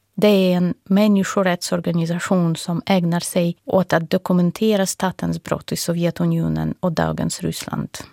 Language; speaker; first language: Swedish; non-native, fluent; Russian